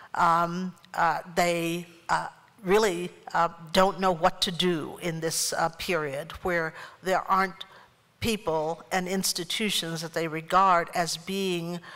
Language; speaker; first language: English; native; English